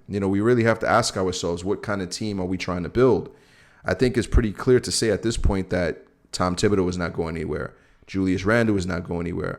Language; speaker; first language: English; native; English